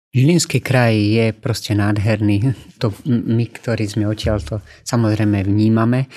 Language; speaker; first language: Slovak; native; Slovak